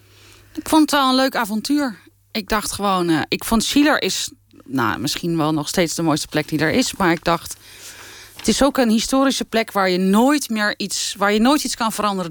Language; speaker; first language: Dutch; native; Dutch